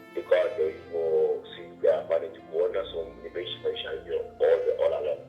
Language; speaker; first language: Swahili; non-native, local second language; Gusii